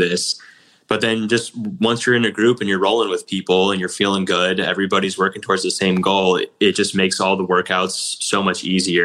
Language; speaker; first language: English; native; English